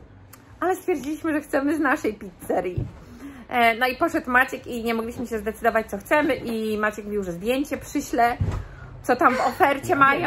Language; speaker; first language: Polish; native; Polish